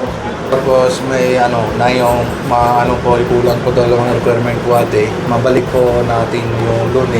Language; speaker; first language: Filipino; non-native, learner; Punjabi